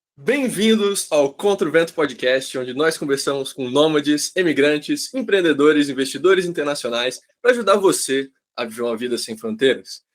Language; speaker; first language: Portuguese; native; Portuguese